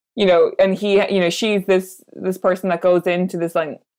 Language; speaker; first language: English; native; English